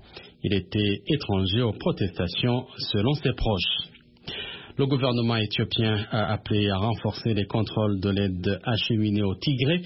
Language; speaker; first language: French; non-native, local second language; Rundi